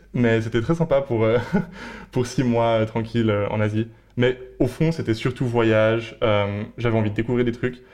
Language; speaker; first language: French; native; French